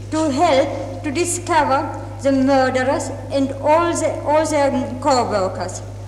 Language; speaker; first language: English; non-native, fluent; Czech